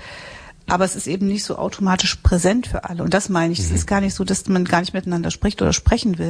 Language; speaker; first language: German; native; German